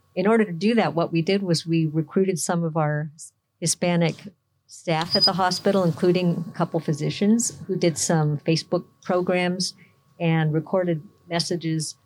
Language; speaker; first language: English; native; English